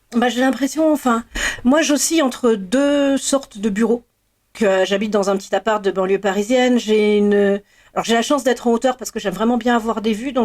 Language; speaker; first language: French; native; French